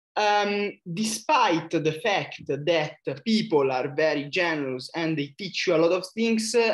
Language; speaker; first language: English; non-native, fluent; Italian